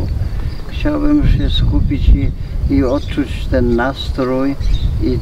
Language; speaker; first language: Polish; native; Polish